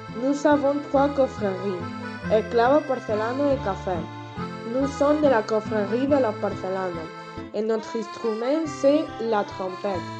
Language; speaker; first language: French; non-native, learner; Spanish